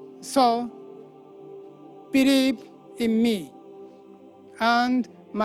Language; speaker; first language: English; non-native, learner; Japanese